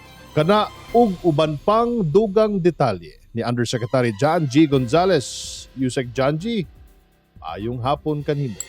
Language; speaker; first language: Cebuano; native; Cebuano